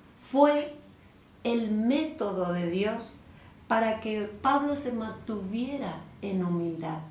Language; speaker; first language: Spanish; native; Spanish